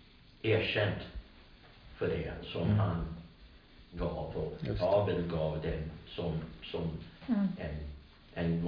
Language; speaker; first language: Swedish; non-native, fluent; English